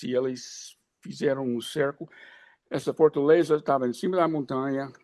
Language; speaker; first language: Portuguese; non-native, fluent; English